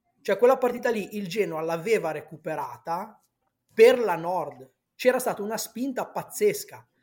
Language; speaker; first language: Italian; native; Italian